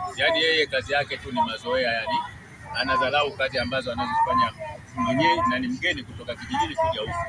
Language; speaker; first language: Swahili; native; Swahili